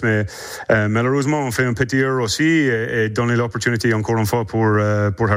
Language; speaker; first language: French; non-native, learner; English